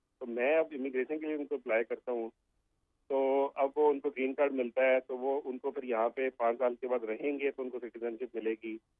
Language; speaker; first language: Urdu; native; Urdu